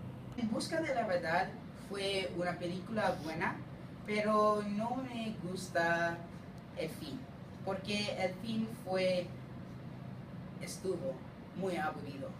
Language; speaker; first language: Spanish; non-native, learner; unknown